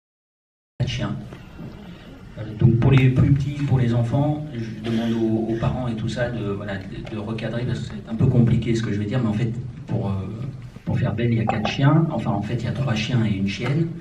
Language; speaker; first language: French; native; French